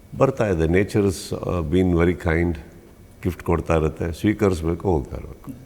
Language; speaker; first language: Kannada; native; Kannada